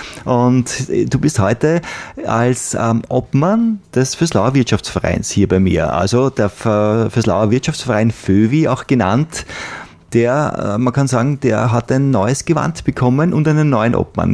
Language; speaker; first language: German; native; German